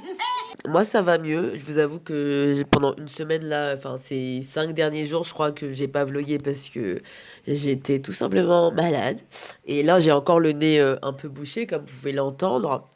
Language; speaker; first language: French; native; French